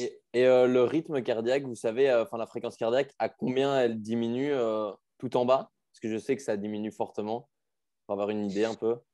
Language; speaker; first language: French; native; French